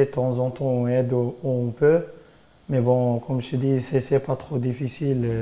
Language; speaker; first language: French; non-native, fluent; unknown